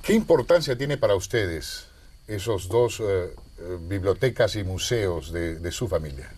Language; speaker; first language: Spanish; native; Spanish